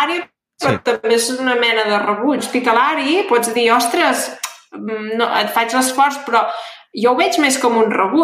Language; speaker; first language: Catalan; native; Catalan